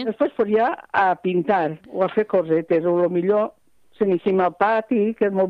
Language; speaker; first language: Catalan; non-native, local second language; Spanish